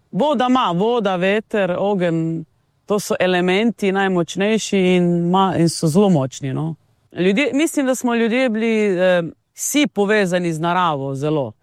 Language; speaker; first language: Slovenian; non-native, local second language; Romany